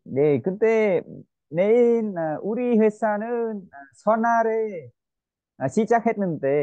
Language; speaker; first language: Korean; non-native, learner; Vietnamese